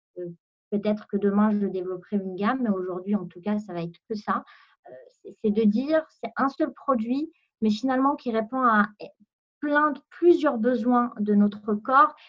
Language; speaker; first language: French; non-native, local second language; Arabic